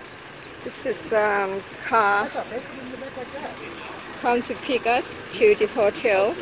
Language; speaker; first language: English; non-native, learner; Thai